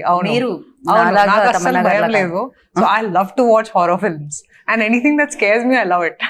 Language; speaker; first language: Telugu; non-native, learner; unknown